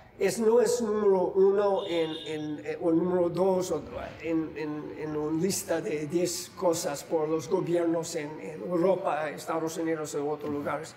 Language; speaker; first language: Spanish; non-native, fluent; English